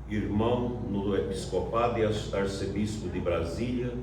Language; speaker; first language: Portuguese; native; Portuguese